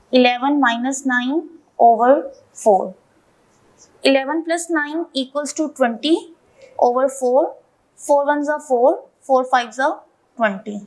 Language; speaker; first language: English; non-native, local second language; Urdu